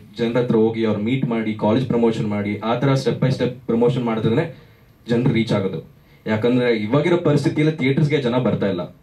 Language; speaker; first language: Kannada; native; Kannada